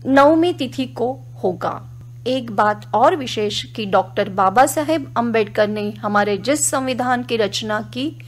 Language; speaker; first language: Hindi; non-native, local second language; Marathi